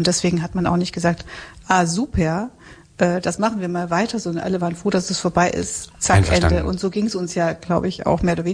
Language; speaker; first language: German; native; German